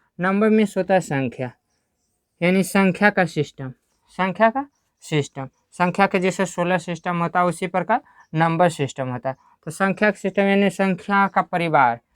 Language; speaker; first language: Hindi; native; Hindi